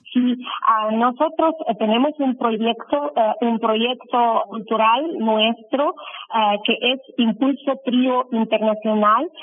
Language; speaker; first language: Spanish; non-native, fluent; Ukrainian